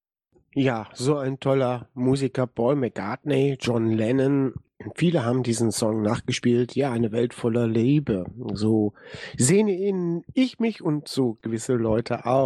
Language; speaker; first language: German; native; German